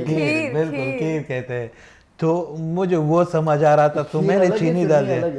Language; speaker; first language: Hindi; non-native, fluent; Pashto